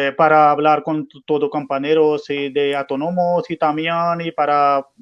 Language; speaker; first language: Spanish; non-native, learner; Urdu